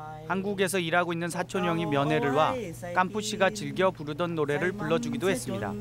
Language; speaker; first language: Korean; native; Korean